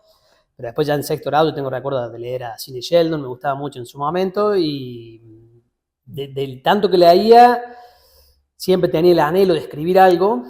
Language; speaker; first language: Spanish; native; Spanish